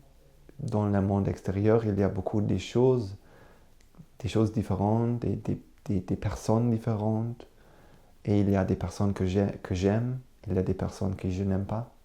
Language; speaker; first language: French; non-native, learner; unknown